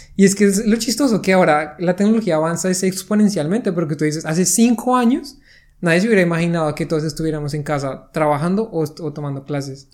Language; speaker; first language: Spanish; native; Spanish